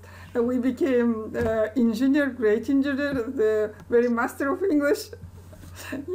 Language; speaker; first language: English; non-native, learner; Kazakh